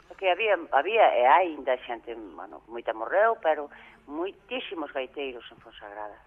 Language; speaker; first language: Galician; native; Galician